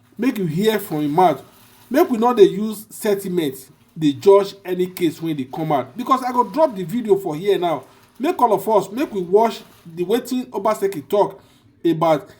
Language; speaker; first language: Nigerian Pidgin; non-native, local second language; Bini